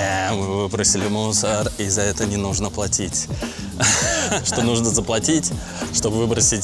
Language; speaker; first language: Russian; native; Russian